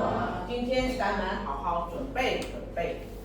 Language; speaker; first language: Chinese; non-native, fluent; Indonesian